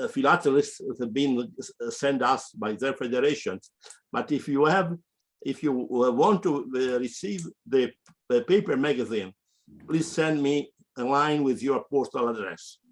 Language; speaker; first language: English; non-native, fluent; Italian